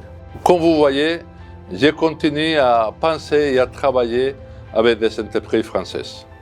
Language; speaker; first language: French; non-native, fluent; Spanish